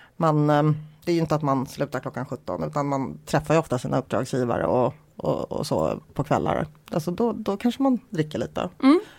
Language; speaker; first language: Swedish; early bilingual, other home language; Polish